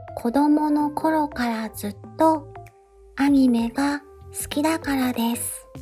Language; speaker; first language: Japanese; native; Japanese